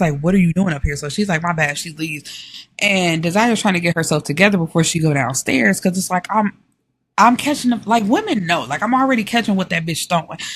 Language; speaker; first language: English; native; English